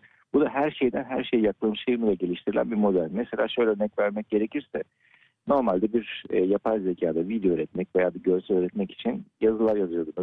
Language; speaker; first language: Turkish; native; Turkish